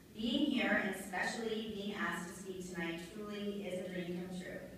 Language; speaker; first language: English; native; English